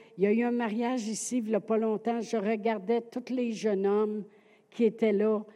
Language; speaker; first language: French; native; French